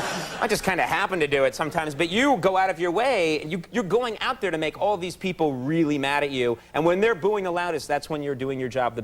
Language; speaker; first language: English; native; English